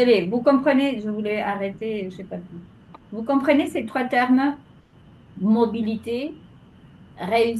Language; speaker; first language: French; non-native, fluent; Spanish